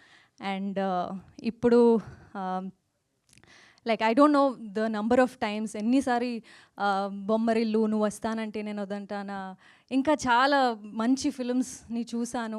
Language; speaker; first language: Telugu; non-native, local second language; Kannada